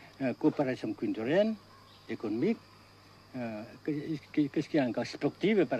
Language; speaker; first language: French; non-native, fluent; Vietnamese